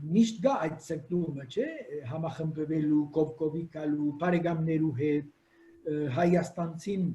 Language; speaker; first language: Armenian; early bilingual, heritage; Armenian